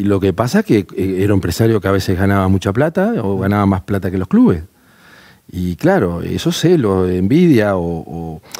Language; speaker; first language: Spanish; native; Spanish